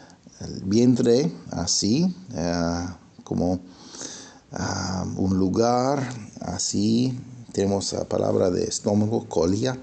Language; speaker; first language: Spanish; non-native, fluent; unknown